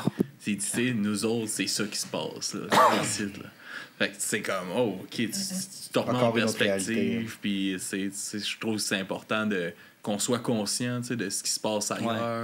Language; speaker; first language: French; native; French